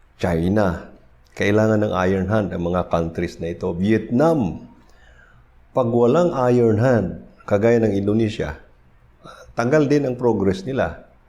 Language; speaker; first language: Filipino; non-native, local second language; Cebuano